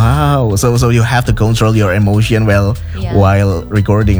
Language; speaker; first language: English; non-native, fluent; Indonesian